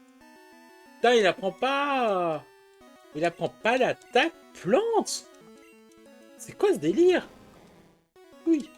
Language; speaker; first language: French; native; French